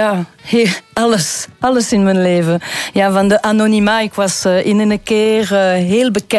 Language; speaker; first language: Dutch; non-native, local second language; French